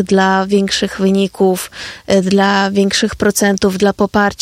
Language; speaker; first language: Polish; non-native, fluent; Ukrainian